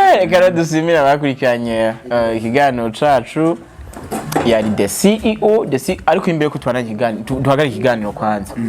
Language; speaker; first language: Rundi; native; Rundi